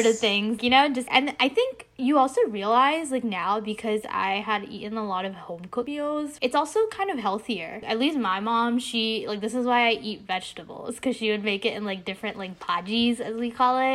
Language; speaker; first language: English; early bilingual, other home language; Bangla